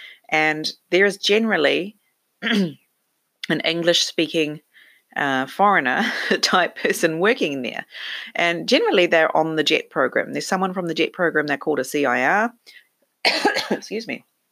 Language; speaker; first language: English; native; English